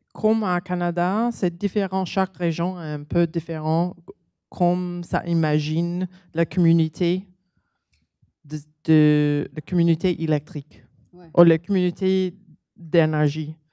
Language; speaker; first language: French; non-native, learner; English